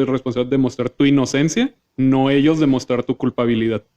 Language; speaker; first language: Spanish; native; Spanish